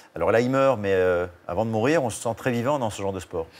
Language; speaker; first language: French; native; French